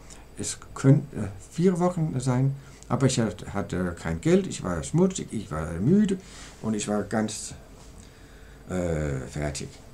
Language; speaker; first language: German; non-native, learner; Danish